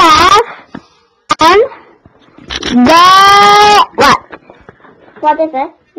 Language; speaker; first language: English; non-native, learner; Korean